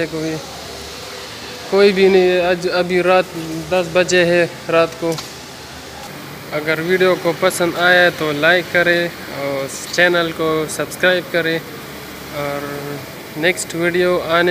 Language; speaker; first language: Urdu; non-native, local second language; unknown